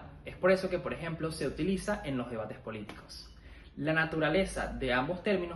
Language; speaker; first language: Spanish; native; Spanish